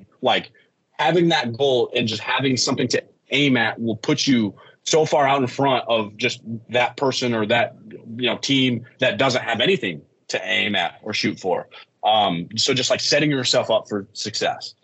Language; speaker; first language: English; native; English